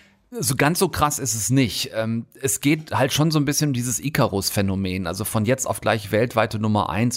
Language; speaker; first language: German; native; German